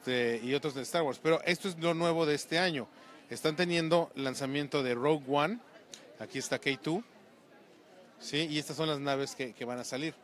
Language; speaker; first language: Spanish; native; Spanish